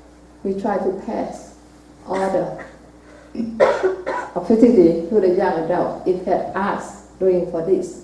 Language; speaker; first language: English; non-native, learner; Vietnamese